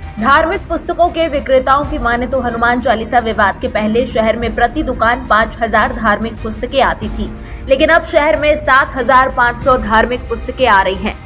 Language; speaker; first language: Hindi; native; Hindi